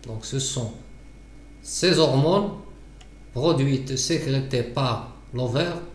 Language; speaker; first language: French; non-native, local second language; Arabic